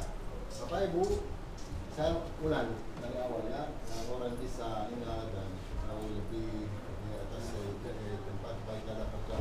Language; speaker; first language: Indonesian; non-native, fluent; Hebrew